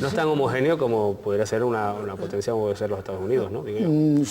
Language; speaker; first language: Spanish; native; Spanish